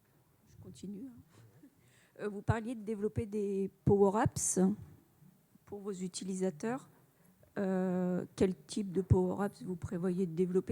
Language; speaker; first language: French; native; French